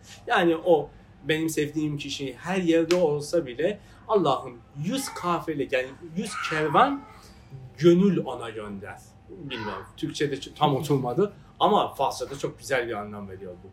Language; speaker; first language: Turkish; non-native, fluent; Persian